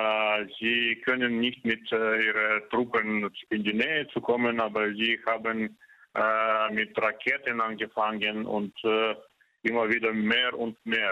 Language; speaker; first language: German; non-native, fluent; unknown